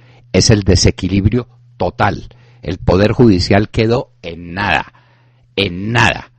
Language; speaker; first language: Spanish; native; Spanish